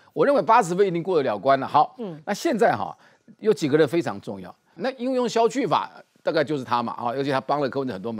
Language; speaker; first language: Chinese; native; Chinese